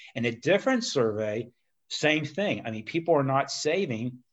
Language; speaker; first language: English; native; English